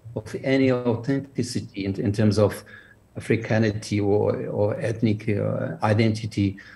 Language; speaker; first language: English; non-native, fluent; Portuguese